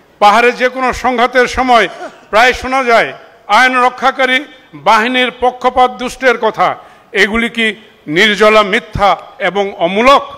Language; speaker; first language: Bangla; non-native, local second language; Marma